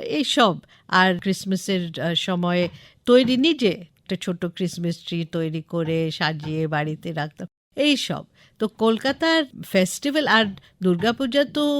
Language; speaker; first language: Bangla; non-native, local second language; English